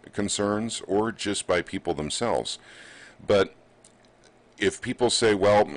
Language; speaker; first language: English; native; English